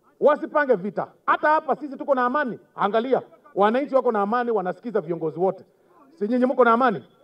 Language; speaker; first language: Swahili; non-native, local second language; Gusii